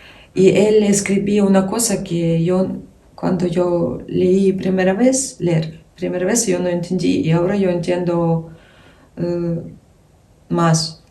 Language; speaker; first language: Spanish; non-native, learner; Ukrainian